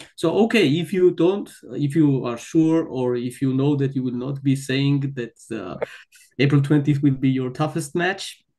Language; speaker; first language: English; non-native, fluent; Georgian